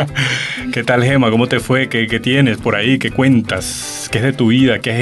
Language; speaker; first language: Spanish; native; Spanish